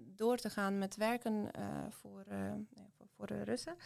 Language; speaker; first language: Dutch; non-native, fluent; Ukrainian